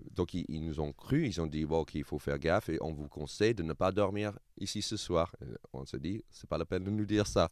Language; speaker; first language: French; non-native, fluent; English